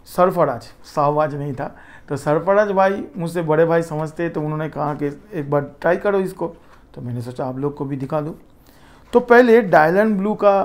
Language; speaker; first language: Hindi; non-native, local second language; Bangla